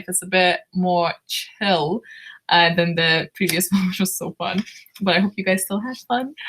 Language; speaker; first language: English; non-native, fluent; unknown